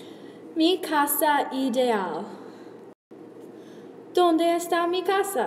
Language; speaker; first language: Spanish; non-native, learner; English